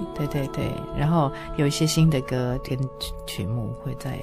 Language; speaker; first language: Chinese; non-native, local second language; Amis